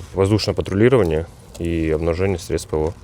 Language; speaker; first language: Russian; native; Russian